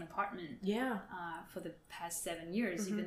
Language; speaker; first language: English; non-native, fluent; French